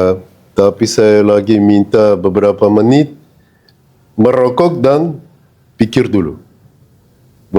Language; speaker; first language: Indonesian; non-native, fluent; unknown